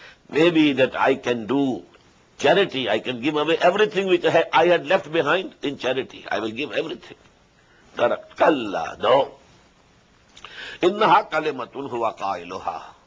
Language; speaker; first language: English; non-native, local second language; Urdu